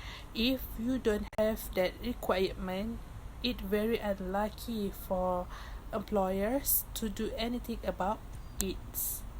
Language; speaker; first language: English; non-native, local second language; Malay